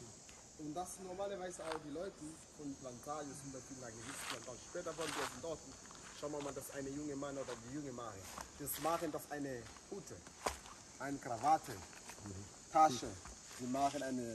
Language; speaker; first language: German; non-native, learner; Swahili